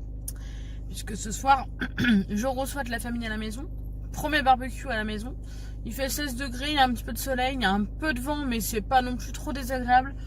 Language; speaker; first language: French; native; French